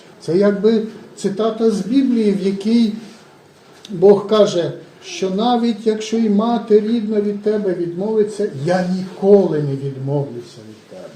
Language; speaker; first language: Ukrainian; native; Ukrainian